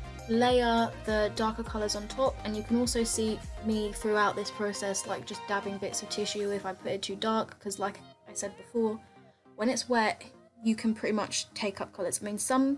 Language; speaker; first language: English; native; English